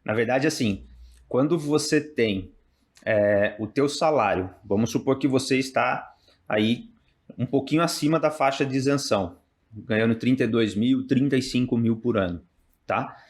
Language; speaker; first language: Portuguese; native; Portuguese